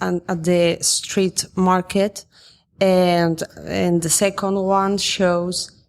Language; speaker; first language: English; non-native, fluent; Spanish